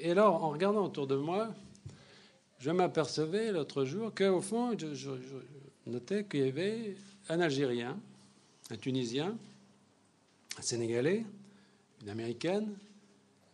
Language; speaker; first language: French; native; French